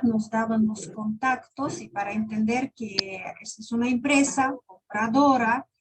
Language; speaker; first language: Spanish; non-native, fluent; Russian